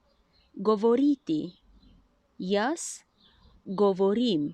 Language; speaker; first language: Slovenian; non-native, learner; Chinese